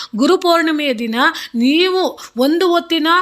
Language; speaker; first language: Kannada; native; Kannada